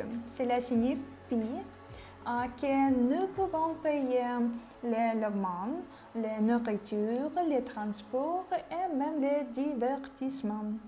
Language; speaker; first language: French; non-native, learner; Ukrainian